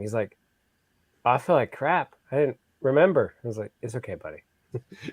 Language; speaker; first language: English; native; English